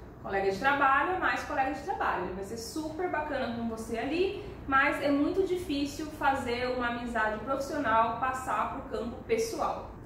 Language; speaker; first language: Portuguese; native; Portuguese